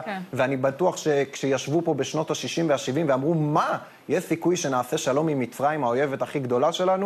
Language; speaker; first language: Hebrew; native; Hebrew